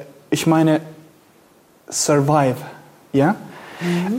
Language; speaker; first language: German; non-native, fluent; Kurdish